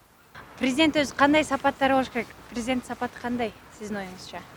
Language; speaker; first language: Kyrgyz; native; Kyrgyz